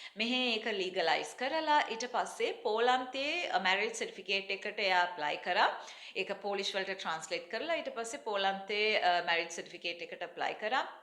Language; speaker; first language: Sinhala; native; Sinhala